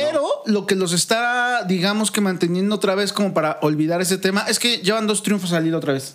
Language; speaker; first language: Spanish; native; Spanish